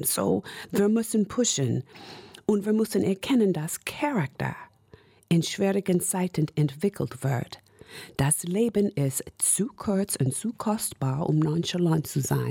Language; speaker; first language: German; non-native, fluent; English